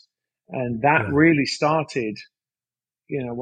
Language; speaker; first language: English; native; English